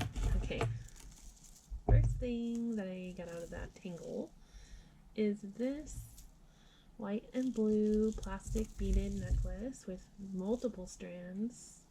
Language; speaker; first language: English; native; English